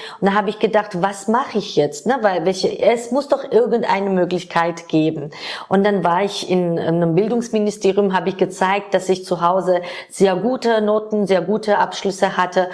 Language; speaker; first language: German; non-native, fluent; Georgian